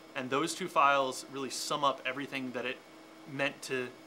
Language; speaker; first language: English; native; English